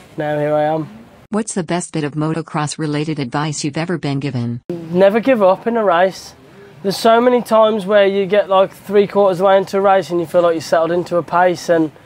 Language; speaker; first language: English; native; English